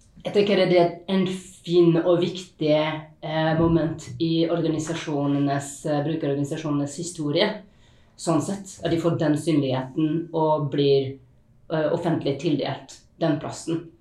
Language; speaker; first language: Norwegian; non-native, fluent; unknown